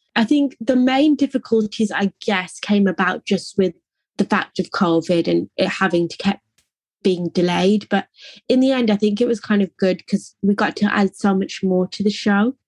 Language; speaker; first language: English; native; English